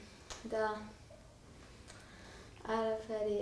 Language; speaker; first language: Georgian; early bilingual, heritage; Georgian